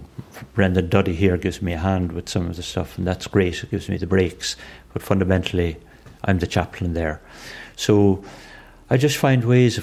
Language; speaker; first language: English; native; English